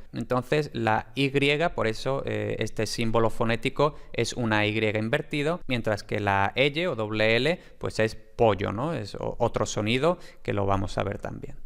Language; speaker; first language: Spanish; native; Spanish